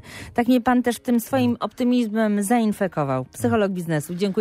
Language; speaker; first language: Polish; native; Polish